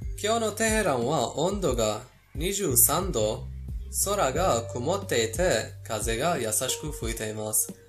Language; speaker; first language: Japanese; non-native, fluent; Persian